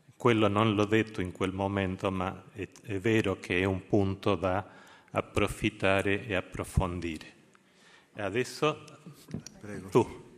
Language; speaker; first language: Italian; non-native, fluent; Spanish